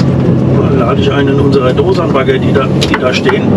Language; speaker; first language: German; native; German